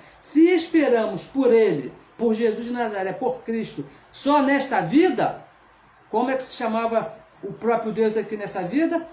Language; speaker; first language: Portuguese; native; Portuguese